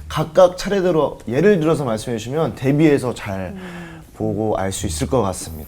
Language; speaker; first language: Korean; native; Korean